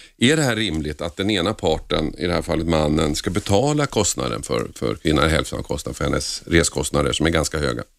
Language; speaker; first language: Swedish; native; Swedish